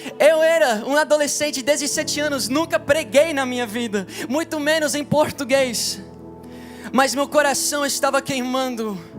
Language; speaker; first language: Portuguese; non-native, fluent; English